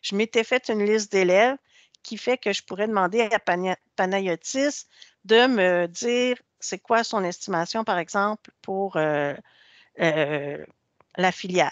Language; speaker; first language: French; native; French